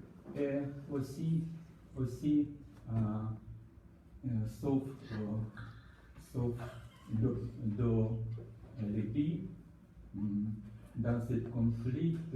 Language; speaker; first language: French; non-native, learner; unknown